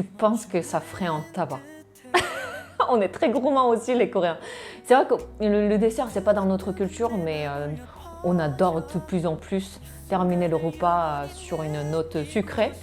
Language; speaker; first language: French; non-native, fluent; Korean